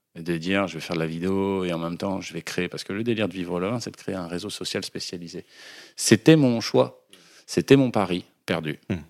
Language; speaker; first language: French; native; French